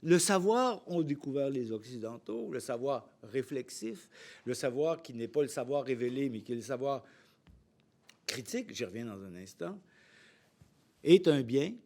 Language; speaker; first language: French; native; French